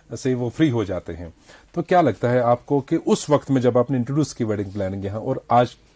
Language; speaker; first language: Hindi; non-native, local second language; Kashmiri